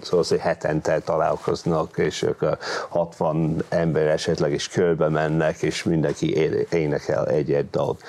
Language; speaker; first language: Hungarian; non-native, fluent; English